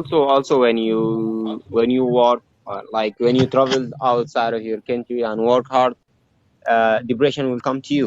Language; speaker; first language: English; non-native, learner; Arabic